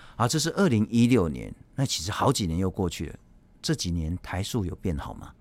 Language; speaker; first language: Chinese; native; Chinese